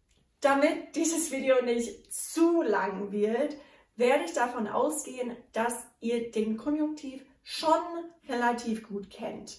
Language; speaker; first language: German; non-native, fluent; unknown